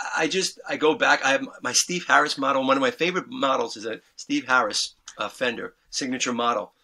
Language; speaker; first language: English; native; English